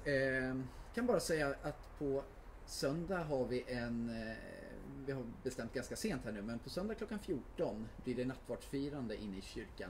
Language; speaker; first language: Swedish; native; Swedish